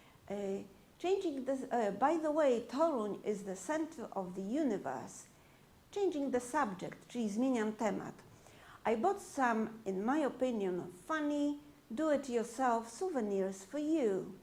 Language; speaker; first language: English; non-native, fluent; Polish